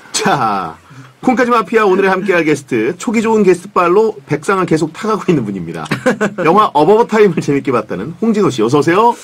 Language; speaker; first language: Korean; native; Korean